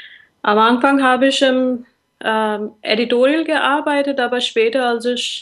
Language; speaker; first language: German; non-native, learner; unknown